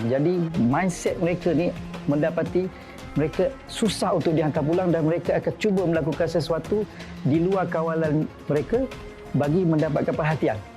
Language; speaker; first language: Malay; non-native, learner; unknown